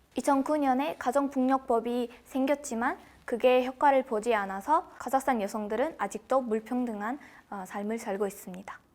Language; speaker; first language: Korean; non-native, fluent; Kazakh